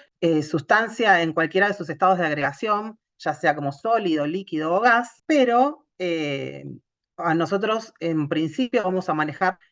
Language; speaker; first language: Spanish; native; Spanish